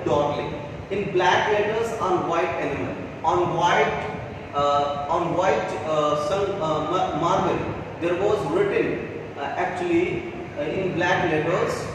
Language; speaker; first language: English; non-native, local second language; Hindi